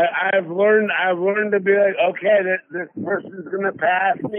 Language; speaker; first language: English; native; English